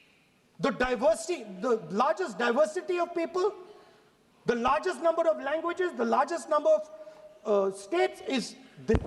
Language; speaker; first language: English; non-native, local second language; Hindi